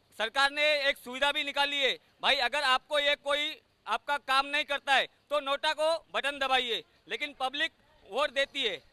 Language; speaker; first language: Hindi; non-native, local second language; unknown